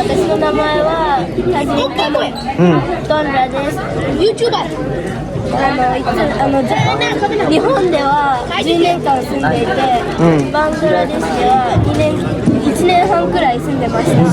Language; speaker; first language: Japanese; non-native, local second language; Bangla